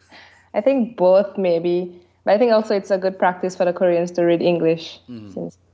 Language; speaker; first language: English; early bilingual, other home language; French